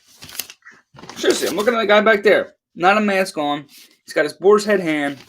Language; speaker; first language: English; native; English